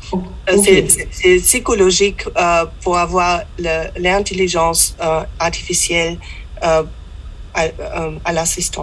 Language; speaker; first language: French; non-native, learner; German